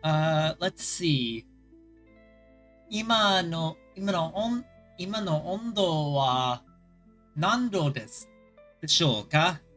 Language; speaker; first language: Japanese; non-native, learner; English